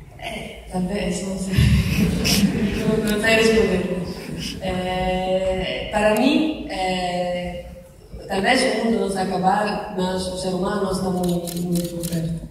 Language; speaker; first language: Portuguese; non-native, learner; Italian